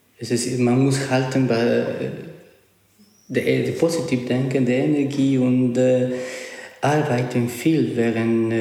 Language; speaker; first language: German; non-native, learner; Spanish